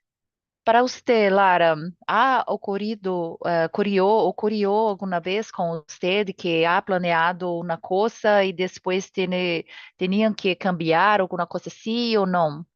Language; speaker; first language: Spanish; non-native, learner; Portuguese